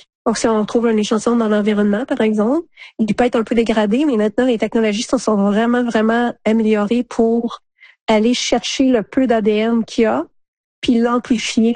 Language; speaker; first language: French; native; French